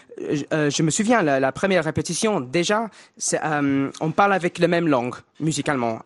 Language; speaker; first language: French; non-native, fluent; English